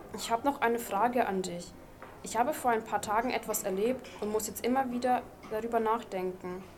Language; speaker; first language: German; non-native, fluent; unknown